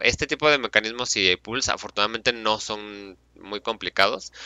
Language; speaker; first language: Spanish; native; Spanish